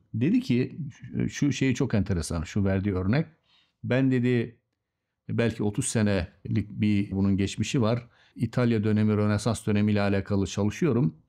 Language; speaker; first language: Turkish; native; Turkish